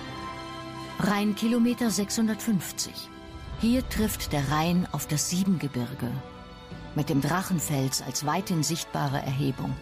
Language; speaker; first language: German; native; German